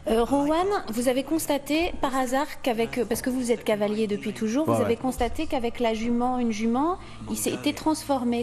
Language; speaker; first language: French; native; French